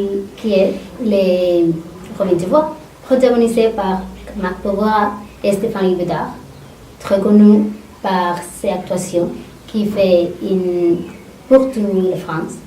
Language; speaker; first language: French; non-native, learner; Spanish